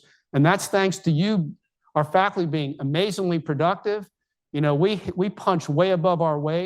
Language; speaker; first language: English; native; English